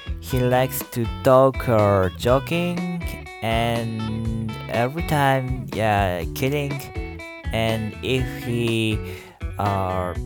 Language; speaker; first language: English; non-native, learner; Japanese